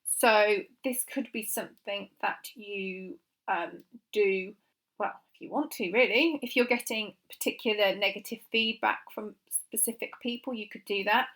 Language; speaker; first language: English; native; English